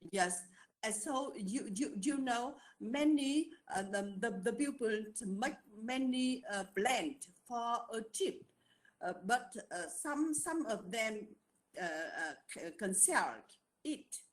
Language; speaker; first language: English; non-native, learner; Vietnamese